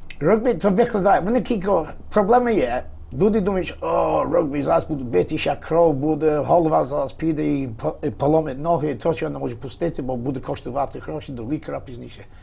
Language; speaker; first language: Polish; non-native, learner; Ukrainian